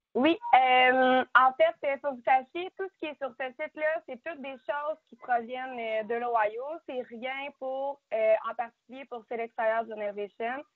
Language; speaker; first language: French; native; French